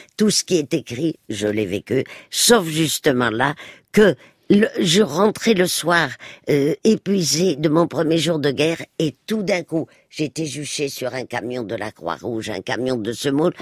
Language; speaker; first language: French; early bilingual, other home language; Spanish